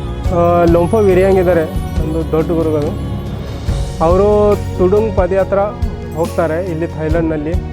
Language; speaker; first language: Kannada; non-native, local second language; Marathi